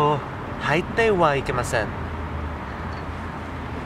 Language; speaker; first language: Japanese; non-native, learner; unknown